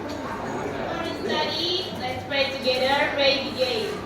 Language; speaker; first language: English; non-native, learner; Indonesian